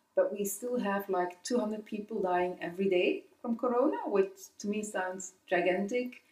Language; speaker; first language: English; non-native, fluent; Dutch